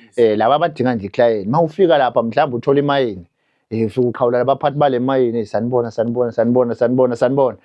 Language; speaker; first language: Zulu; non-native, local second language; Swati